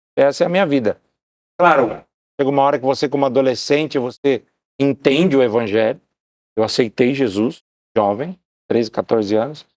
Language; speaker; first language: Portuguese; native; Portuguese